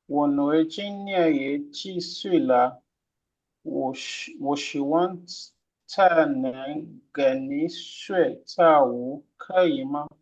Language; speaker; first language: Chinese; non-native, learner; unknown